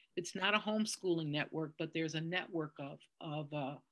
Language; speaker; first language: English; native; English